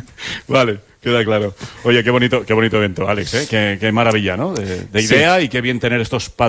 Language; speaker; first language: Spanish; native; Spanish